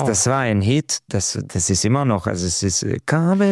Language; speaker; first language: German; non-native, learner; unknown